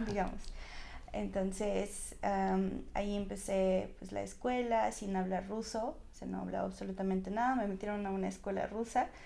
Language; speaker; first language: Spanish; non-native, fluent; Russian